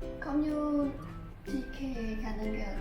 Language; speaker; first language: Korean; non-native, learner; Khmer